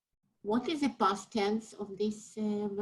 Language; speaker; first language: English; non-native, learner; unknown